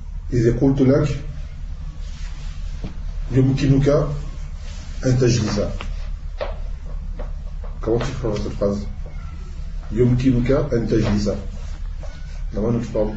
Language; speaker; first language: Arabic; non-native, fluent; French